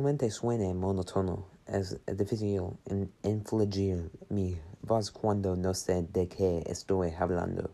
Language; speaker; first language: Spanish; non-native, learner; English